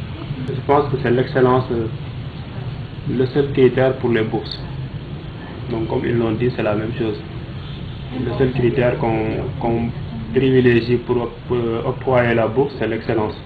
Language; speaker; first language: French; non-native, local second language; Wolof